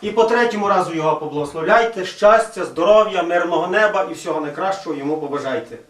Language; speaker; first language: Ukrainian; native; Ukrainian